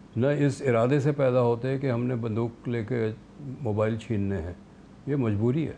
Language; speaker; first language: Urdu; native; Urdu